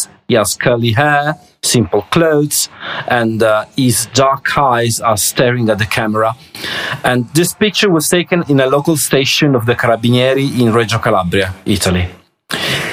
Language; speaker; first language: English; non-native, fluent; Italian